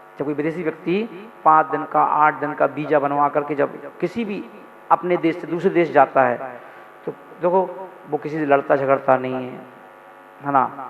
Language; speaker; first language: Hindi; native; Hindi